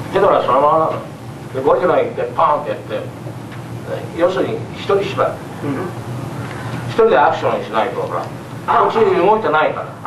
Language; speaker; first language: Japanese; native; Japanese